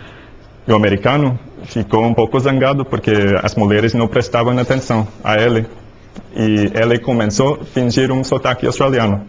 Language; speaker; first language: Portuguese; non-native, learner; English